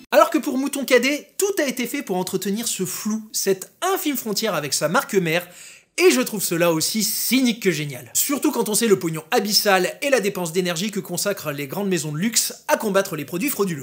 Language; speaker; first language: French; native; French